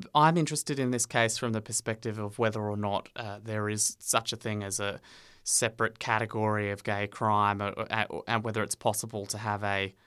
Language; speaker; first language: English; native; English